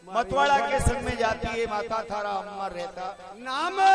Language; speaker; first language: Hindi; native; Hindi